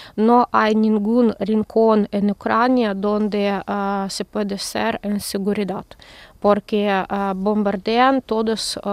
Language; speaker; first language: Spanish; non-native, learner; Ukrainian